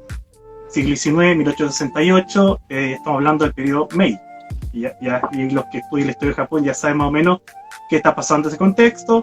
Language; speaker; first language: Spanish; native; Spanish